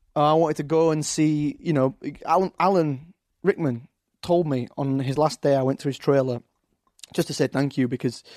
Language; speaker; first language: English; native; English